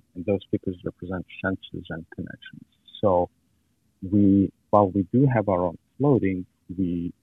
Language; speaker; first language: English; non-native, fluent; Serbian